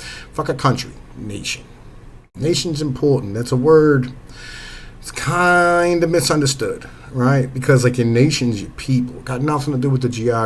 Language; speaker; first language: English; native; English